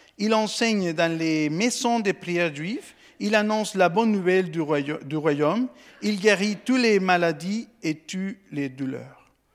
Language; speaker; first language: French; non-native, fluent; Spanish